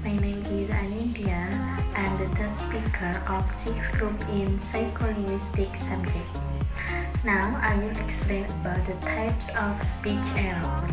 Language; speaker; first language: English; non-native, learner; Indonesian